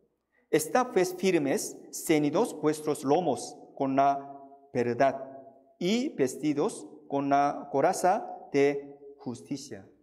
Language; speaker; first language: Spanish; non-native, fluent; Korean